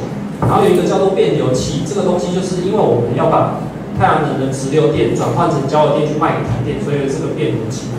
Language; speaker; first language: Chinese; native; Chinese